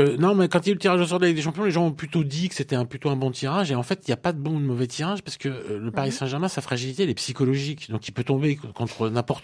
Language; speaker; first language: French; native; French